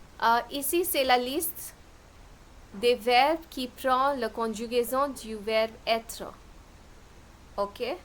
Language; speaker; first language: French; non-native, fluent; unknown